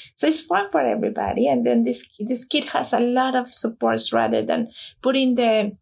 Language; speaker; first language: English; non-native, fluent; Spanish